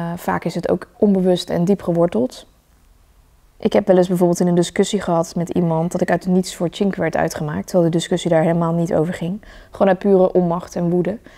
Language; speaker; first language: Dutch; early bilingual, other home language; Vietnamese